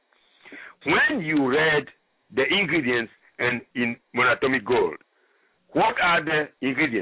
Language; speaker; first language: English; non-native, local second language; French